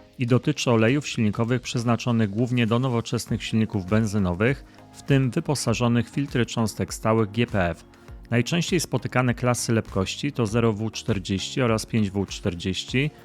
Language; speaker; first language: Polish; native; Polish